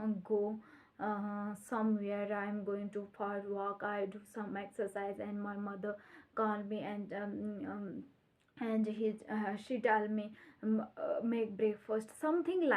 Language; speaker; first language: English; non-native, learner; Hindi